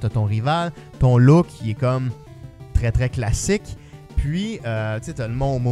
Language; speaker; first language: French; native; French